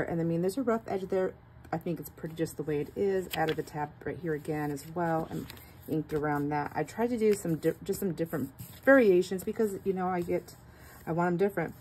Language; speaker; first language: English; native; English